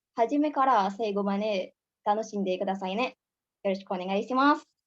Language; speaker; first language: Japanese; non-native, learner; Indonesian